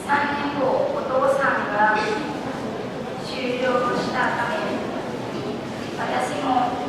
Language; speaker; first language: Japanese; non-native, learner; Lao